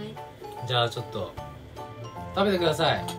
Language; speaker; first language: Japanese; native; Japanese